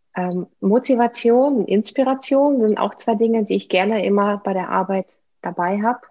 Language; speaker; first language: German; non-native, fluent; Russian